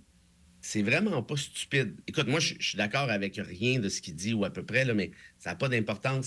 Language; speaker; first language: French; native; French